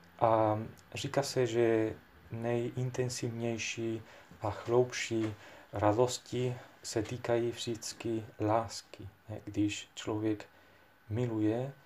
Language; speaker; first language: Czech; non-native, fluent; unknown